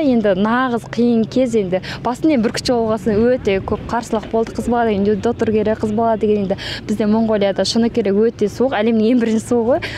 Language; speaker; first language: Kazakh; early bilingual, heritage; Kazakh